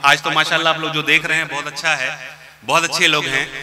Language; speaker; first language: Urdu; native; Urdu